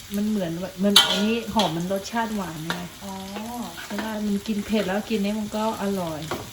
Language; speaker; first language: Thai; non-native, local second language; Karen languages